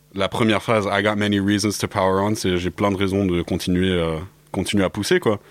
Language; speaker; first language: French; early bilingual, other home language; English